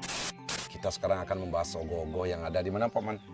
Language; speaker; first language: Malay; non-native, local second language; Balinese